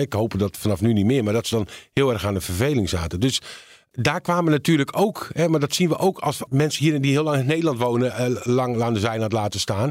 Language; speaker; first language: Dutch; native; Dutch